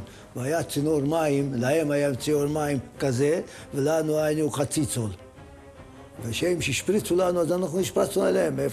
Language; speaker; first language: Hebrew; non-native, fluent; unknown